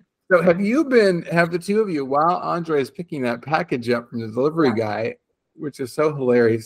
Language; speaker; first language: English; native; English